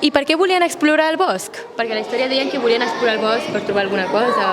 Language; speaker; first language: Catalan; native; Catalan